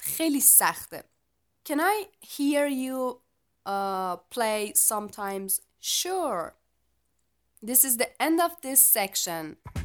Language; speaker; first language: English; non-native, fluent; Persian